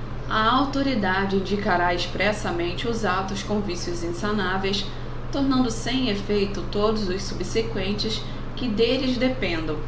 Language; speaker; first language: Portuguese; native; Portuguese